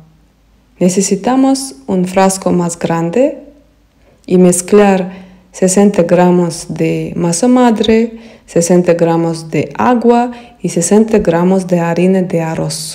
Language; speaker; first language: Spanish; non-native, fluent; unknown